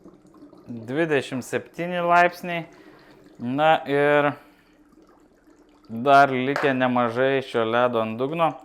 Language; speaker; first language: Lithuanian; native; Lithuanian